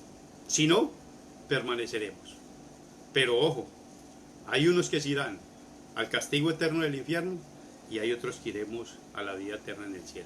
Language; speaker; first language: Spanish; native; Spanish